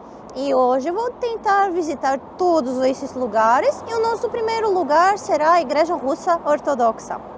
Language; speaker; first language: Portuguese; non-native, fluent; Armenian